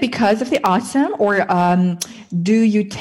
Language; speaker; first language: English; non-native, fluent; Russian